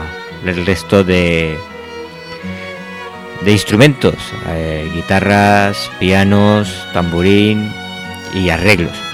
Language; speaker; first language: Spanish; native; Spanish